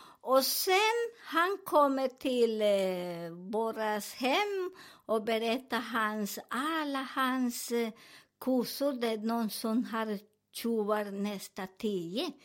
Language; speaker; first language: Swedish; non-native, learner; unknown